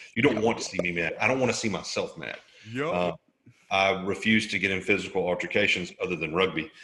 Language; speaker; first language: English; native; English